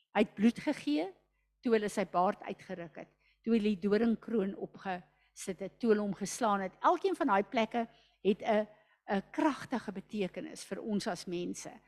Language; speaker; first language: Afrikaans; native; Afrikaans